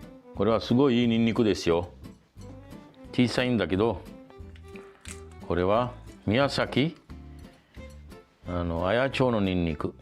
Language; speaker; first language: Japanese; non-native, fluent; Sinhala